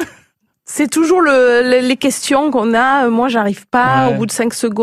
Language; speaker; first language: French; native; French